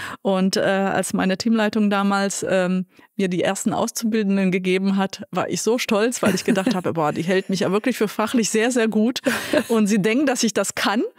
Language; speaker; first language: German; non-native, fluent; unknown